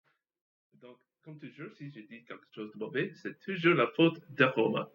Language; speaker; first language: French; non-native, learner; English